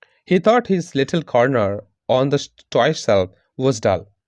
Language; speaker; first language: English; non-native, local second language; Bangla